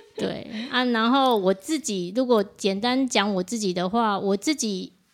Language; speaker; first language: Chinese; native; Chinese